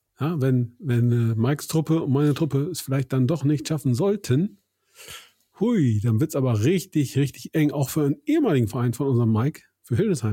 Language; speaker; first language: German; native; German